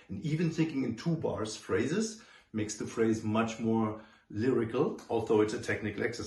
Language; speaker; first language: English; non-native, fluent; German